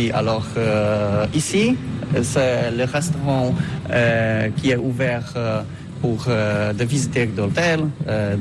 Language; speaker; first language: French; non-native, learner; Polish